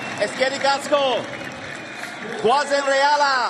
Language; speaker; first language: Basque; non-native, learner; English